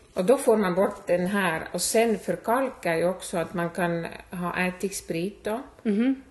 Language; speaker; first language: Swedish; non-native, fluent; Estonian